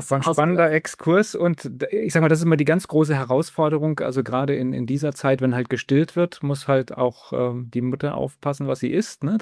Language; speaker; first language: German; native; German